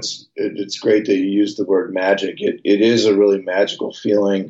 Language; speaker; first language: English; native; English